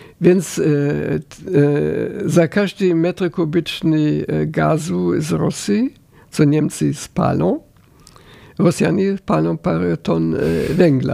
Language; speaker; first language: Polish; non-native, fluent; German